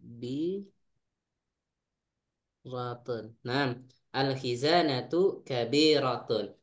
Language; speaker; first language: Arabic; non-native, fluent; Indonesian